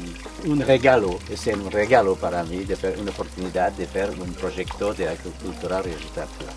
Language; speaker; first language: Spanish; non-native, learner; French